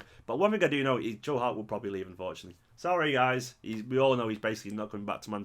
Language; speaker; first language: English; native; English